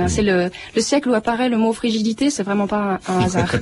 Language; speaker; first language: French; native; French